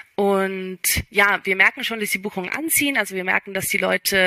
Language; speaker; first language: German; early bilingual, other home language; English